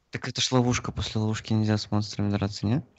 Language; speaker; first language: Russian; native; Russian